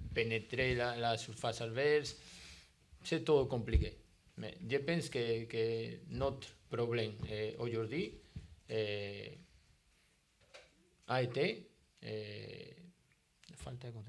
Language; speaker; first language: French; non-native, learner; Spanish